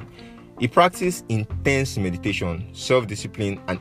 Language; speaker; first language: English; non-native, local second language; Yoruba